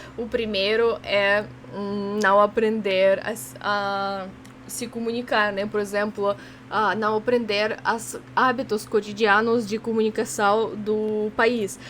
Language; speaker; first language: Portuguese; non-native, fluent; Russian